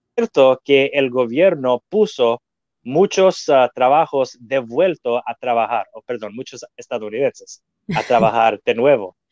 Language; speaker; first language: Spanish; non-native, fluent; English